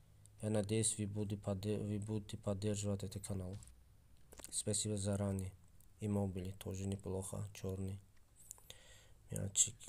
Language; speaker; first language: Russian; non-native, fluent; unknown